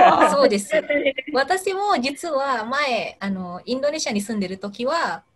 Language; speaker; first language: Japanese; non-native, fluent; Indonesian